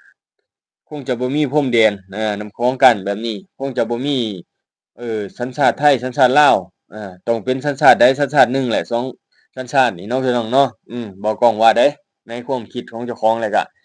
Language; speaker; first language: Thai; non-native, local second language; Northeastern Thai